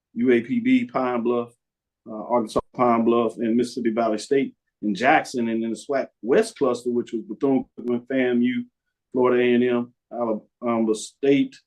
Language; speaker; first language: English; native; English